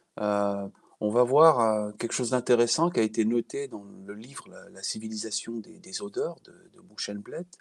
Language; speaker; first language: French; native; French